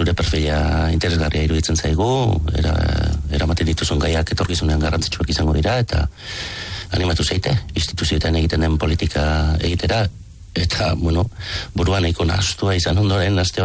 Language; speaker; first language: Basque; native; Basque